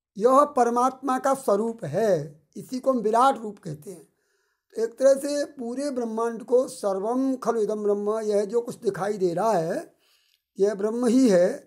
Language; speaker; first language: Hindi; native; Hindi